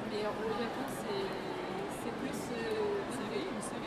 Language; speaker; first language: French; non-native, fluent; Japanese